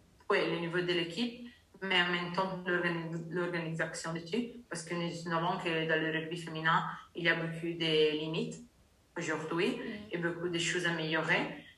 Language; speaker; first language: French; non-native, learner; Italian